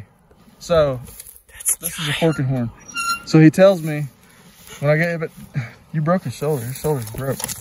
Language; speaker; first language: English; native; English